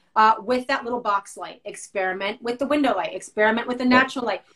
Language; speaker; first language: English; native; English